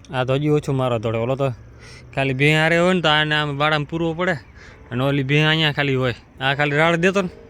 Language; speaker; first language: Gujarati; native; Gujarati